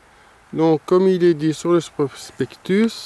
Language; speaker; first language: French; native; French